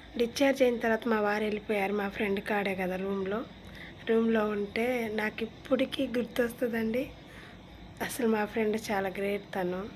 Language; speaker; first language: Telugu; non-native, local second language; Lambadi